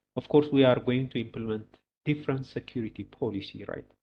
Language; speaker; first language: English; non-native, local second language; Amharic